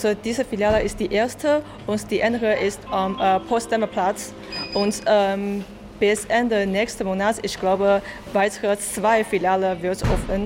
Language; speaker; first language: German; non-native, learner; Chinese